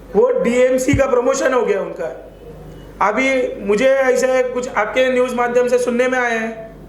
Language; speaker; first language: Hindi; non-native, local second language; Marathi